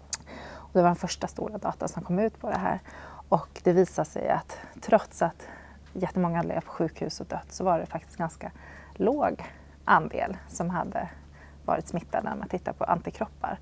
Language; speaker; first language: Swedish; native; Swedish